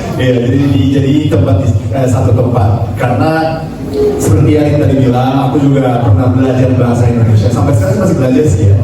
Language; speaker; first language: Indonesian; non-native, fluent; Japanese